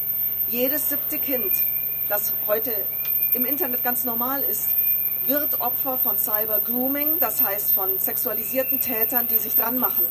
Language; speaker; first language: German; native; German